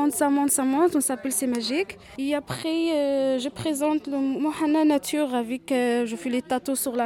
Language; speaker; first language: French; non-native, learner; Arabic